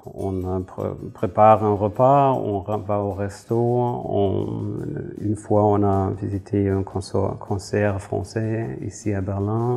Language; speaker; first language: French; non-native, fluent; German